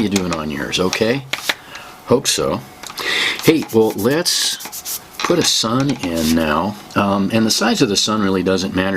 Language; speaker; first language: English; native; English